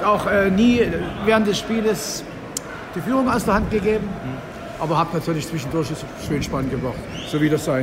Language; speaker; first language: German; native; German